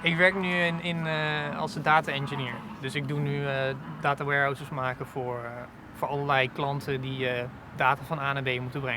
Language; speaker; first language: Dutch; native; Dutch